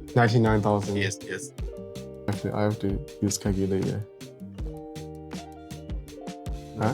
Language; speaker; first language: English; non-native, learner; Burmese